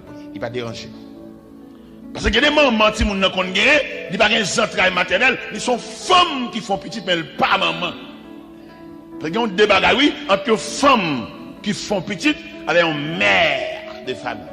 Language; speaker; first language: French; non-native, local second language; Haitian Creole